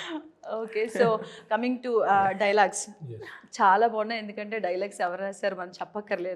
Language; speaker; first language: Telugu; native; Telugu